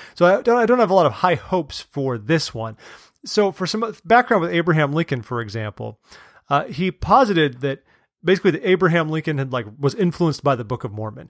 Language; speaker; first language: English; native; English